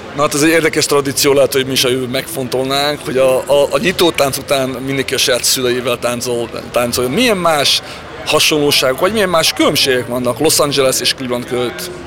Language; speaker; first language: Hungarian; early bilingual, heritage; Hungarian